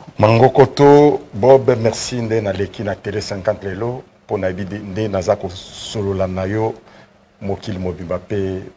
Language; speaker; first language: Lingala; non-native, local second language; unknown